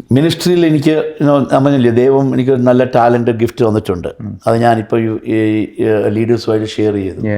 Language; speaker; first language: Malayalam; early bilingual, heritage; Malayalam